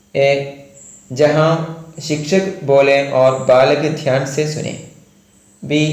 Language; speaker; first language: Hindi; non-native, local second language; Malayalam